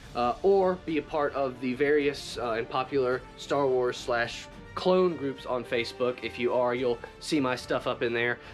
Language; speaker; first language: English; native; English